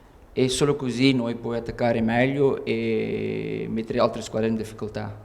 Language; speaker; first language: Italian; non-native, learner; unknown